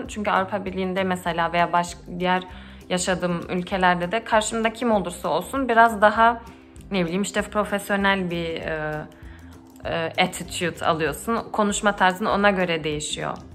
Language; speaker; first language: Turkish; early bilingual, heritage; Turkish